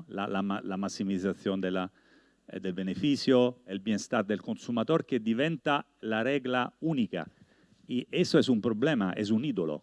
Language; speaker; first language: Spanish; non-native, learner; Italian